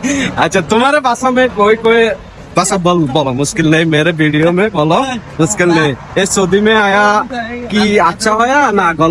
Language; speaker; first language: Hindi; non-native, learner; Bangla